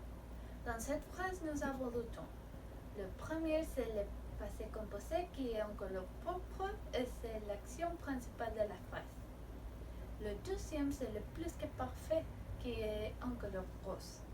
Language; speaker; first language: French; non-native, learner; Spanish